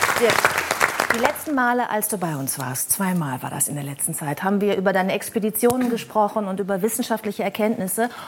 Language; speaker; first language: German; native; German